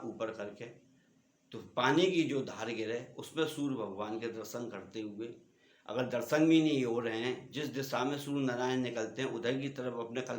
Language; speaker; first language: Hindi; native; Hindi